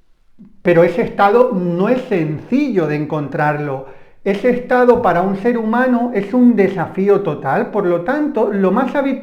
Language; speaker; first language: Spanish; native; Spanish